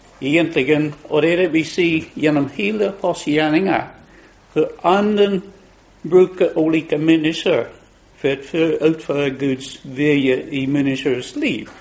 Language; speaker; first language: Swedish; non-native, fluent; English